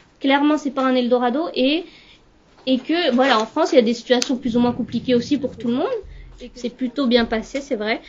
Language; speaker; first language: French; early bilingual, other home language; Punjabi